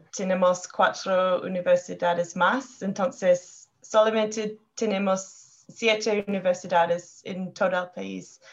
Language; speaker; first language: Spanish; non-native, learner; English